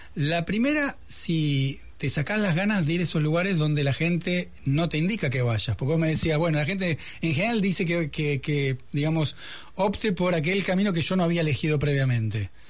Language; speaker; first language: Spanish; native; Spanish